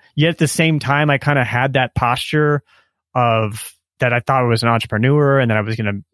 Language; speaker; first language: English; native; English